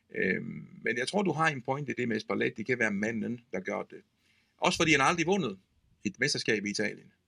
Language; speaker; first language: Danish; non-native, fluent; Italian